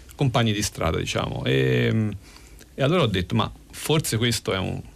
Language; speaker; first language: Italian; native; Italian